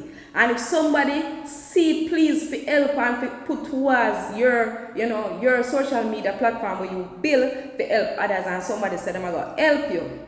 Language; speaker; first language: English; non-native, local second language; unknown